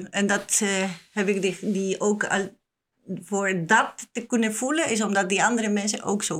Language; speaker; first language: Dutch; non-native, learner; Spanish